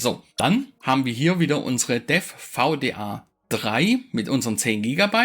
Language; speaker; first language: German; native; German